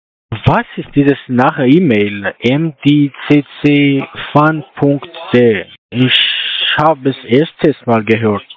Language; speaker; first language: German; non-native, learner; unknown